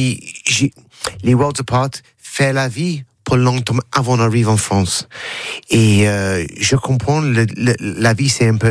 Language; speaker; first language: French; non-native, learner; English